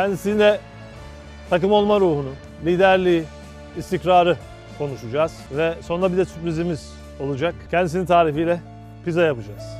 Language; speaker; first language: Turkish; native; Turkish